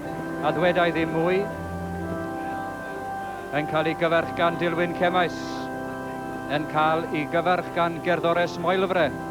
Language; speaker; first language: Welsh; native; Welsh